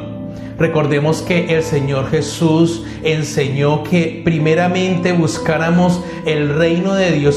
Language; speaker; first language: Spanish; native; Spanish